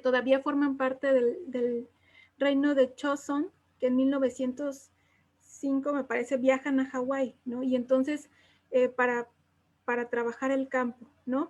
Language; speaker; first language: Spanish; native; Spanish